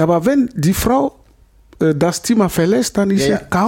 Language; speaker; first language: German; non-native, fluent; Lingala